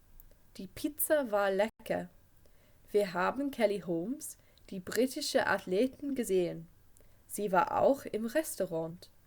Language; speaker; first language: German; non-native, fluent; English